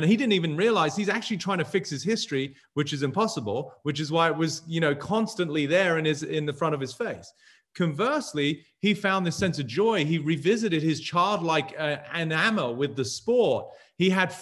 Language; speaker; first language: English; native; English